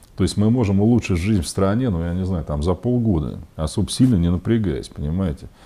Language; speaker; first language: Russian; native; Russian